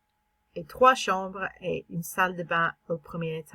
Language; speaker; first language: French; non-native, fluent; English